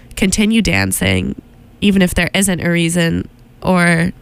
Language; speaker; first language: English; native; English